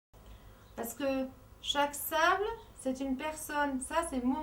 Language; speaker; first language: French; native; French